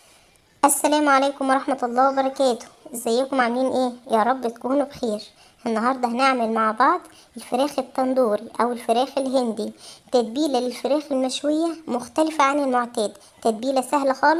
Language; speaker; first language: Arabic; native; Arabic